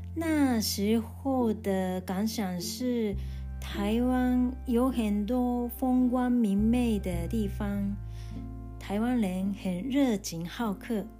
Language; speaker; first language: Chinese; non-native, fluent; Japanese